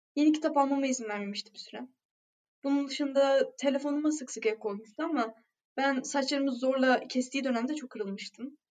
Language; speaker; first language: Turkish; native; Turkish